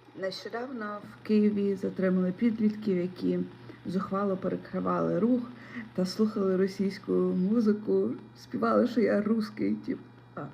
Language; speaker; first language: Ukrainian; non-native, local second language; Russian